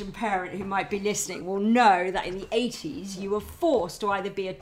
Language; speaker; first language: English; native; English